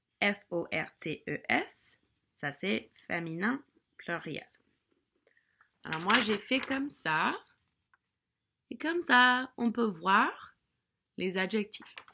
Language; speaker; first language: French; non-native, fluent; English